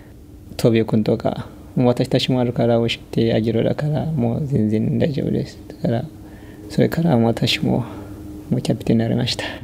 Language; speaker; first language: Japanese; non-native, learner; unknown